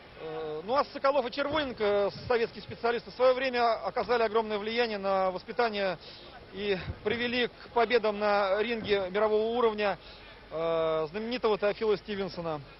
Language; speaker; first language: Russian; native; Russian